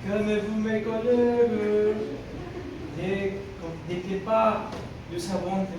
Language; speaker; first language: French; non-native, learner; Spanish